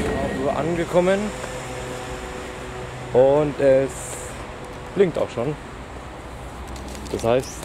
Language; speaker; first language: German; native; German